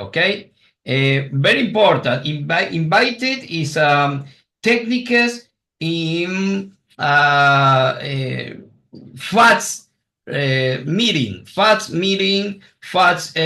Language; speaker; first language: English; non-native, learner; Spanish